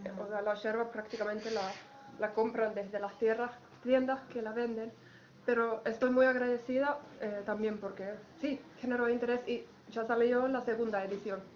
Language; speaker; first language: Spanish; non-native, fluent; Finnish